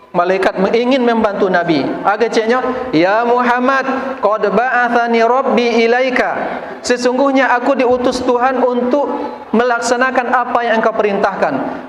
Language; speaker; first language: Malay; non-native, local second language; Minangkabau